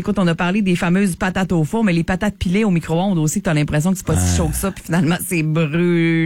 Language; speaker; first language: French; native; French